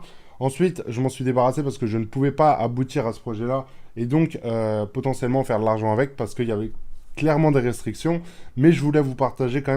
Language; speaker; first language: French; native; French